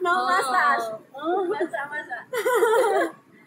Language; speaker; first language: English; non-native, learner; Chinese